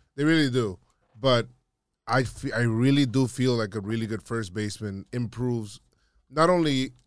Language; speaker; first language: English; native; English